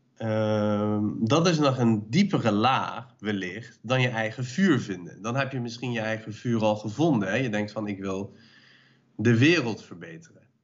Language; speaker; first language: Dutch; early bilingual, other home language; Persian